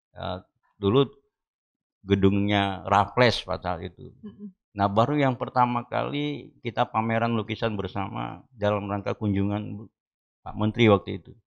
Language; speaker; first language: Indonesian; native; Indonesian